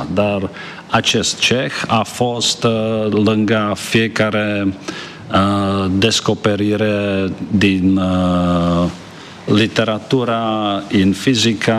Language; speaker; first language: Romanian; non-native, fluent; Czech